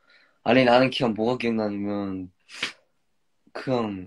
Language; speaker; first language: Korean; early bilingual, heritage; English